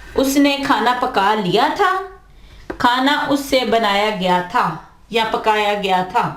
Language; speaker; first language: Urdu; native; Urdu